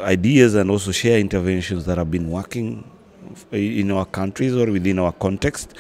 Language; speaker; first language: English; non-native, local second language; Luo (Kenya and Tanzania)